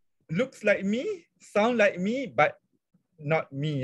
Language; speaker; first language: English; non-native, local second language; Malay